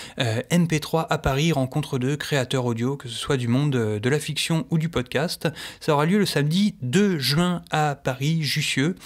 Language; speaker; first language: French; native; French